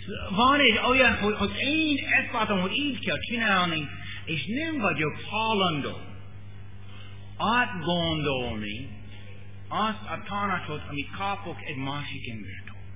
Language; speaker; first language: Hungarian; non-native, learner; English